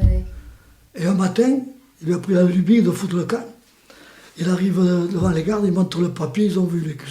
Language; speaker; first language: French; native; French